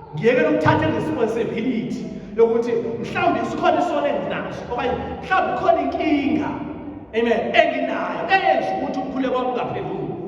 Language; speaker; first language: Zulu; non-native, local second language; Xhosa